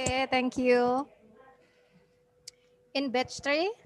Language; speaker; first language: English; non-native, learner; Indonesian